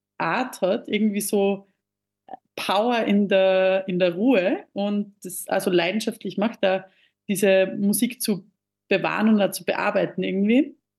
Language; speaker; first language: German; native; German